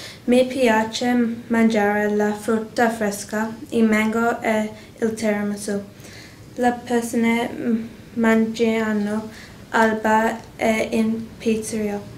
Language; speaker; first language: Italian; non-native, learner; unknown